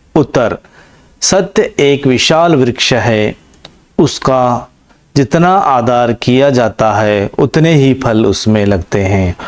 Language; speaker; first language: Hindi; non-native, local second language; Kannada